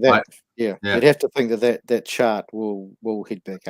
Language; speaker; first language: English; native; English